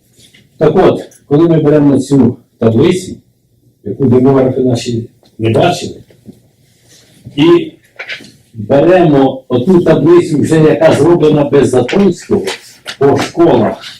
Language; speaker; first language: Ukrainian; native; Ukrainian